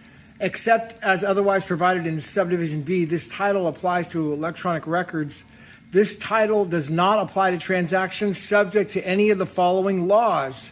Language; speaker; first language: English; native; English